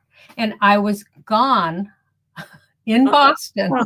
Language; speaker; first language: English; native; English